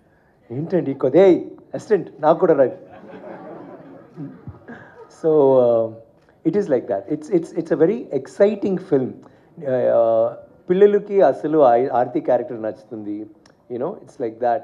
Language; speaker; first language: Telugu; non-native, learner; Tamil